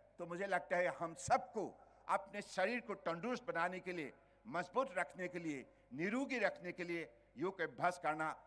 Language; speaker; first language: Hindi; native; Hindi